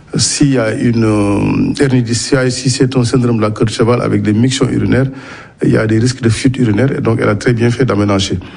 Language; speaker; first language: French; non-native, local second language; Wolof